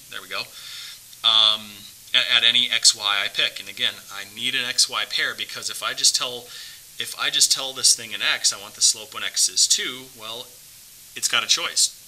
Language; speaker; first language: English; native; English